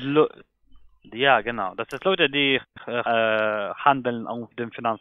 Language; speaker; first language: German; non-native, learner; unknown